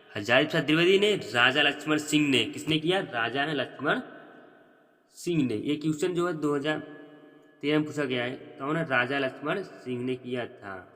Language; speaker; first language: Hindi; native; Hindi